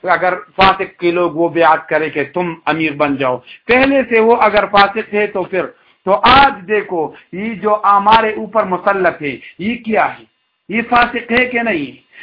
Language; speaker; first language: Urdu; non-native, local second language; Pashto